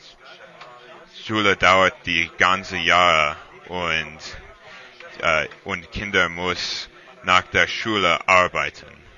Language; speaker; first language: German; non-native, learner; English